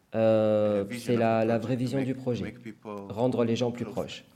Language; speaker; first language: French; non-native, fluent; Hebrew